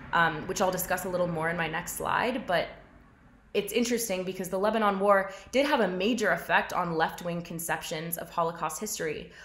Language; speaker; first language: English; native; English